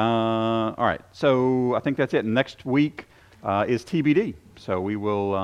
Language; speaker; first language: English; native; English